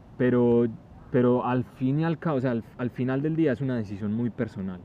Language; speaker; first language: Spanish; native; Spanish